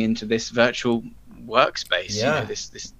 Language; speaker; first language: English; native; English